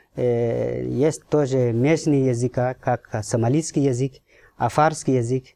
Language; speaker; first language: Russian; non-native, fluent; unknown